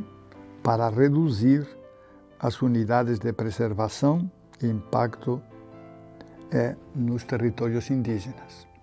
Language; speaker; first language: Portuguese; non-native, fluent; Spanish